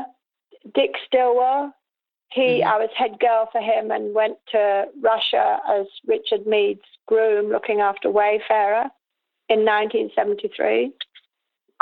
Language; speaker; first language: English; native; English